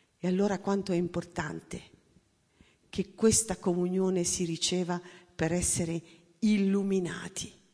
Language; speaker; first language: Italian; native; Italian